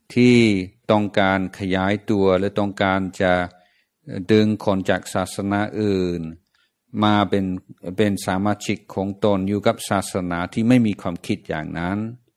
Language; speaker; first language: Thai; non-native, fluent; English